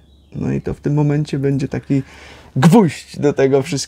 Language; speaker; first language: Polish; native; Polish